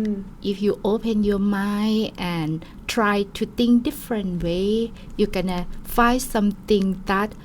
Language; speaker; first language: English; non-native, learner; Thai